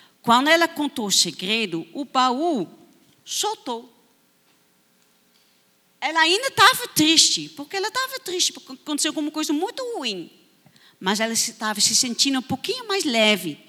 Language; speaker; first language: Portuguese; non-native, fluent; Dutch